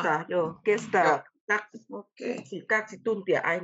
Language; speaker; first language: Finnish; non-native, learner; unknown